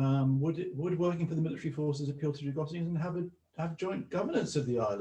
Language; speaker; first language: English; native; English